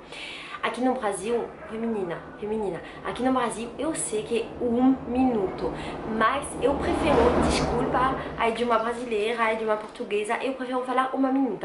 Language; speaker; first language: Portuguese; non-native, learner; French